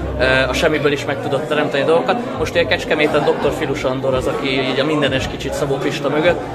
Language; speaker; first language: Hungarian; native; Hungarian